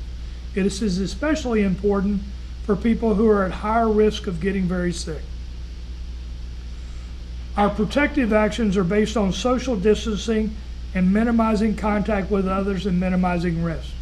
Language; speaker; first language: English; native; English